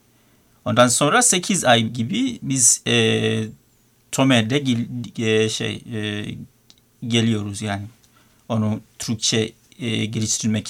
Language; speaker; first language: Turkish; non-native, learner; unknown